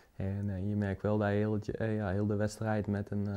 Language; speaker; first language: Dutch; native; Dutch